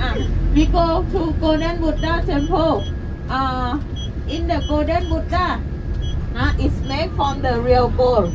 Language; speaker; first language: English; non-native, learner; Thai